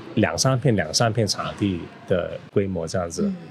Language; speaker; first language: Chinese; native; Chinese